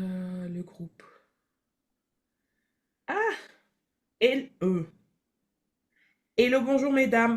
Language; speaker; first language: French; native; French